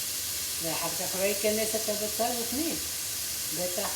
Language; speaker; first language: Hebrew; non-native, fluent; Arabic